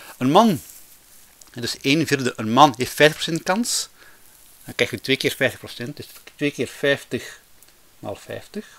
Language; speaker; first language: Dutch; native; Dutch